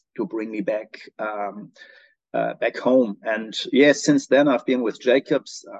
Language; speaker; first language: English; non-native, fluent; German